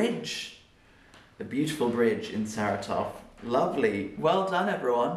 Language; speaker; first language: English; native; English